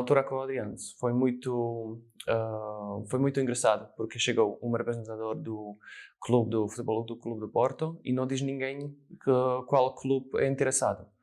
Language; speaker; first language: Portuguese; non-native, fluent; Slovak